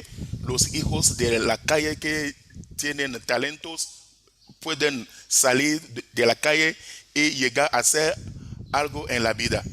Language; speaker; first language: Spanish; non-native, fluent; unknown